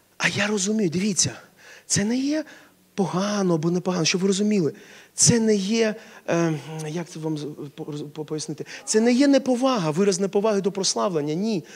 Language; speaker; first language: Ukrainian; non-native, local second language; Russian